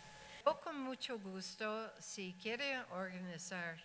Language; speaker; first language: Spanish; non-native, fluent; English